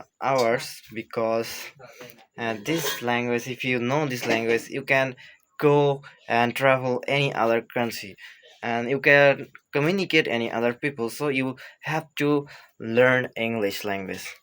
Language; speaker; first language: English; non-native, learner; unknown